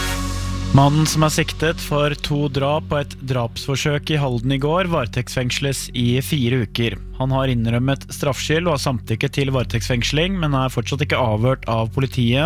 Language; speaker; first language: Norwegian; native; Norwegian